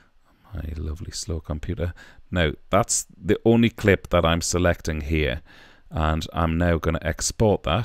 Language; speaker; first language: English; native; English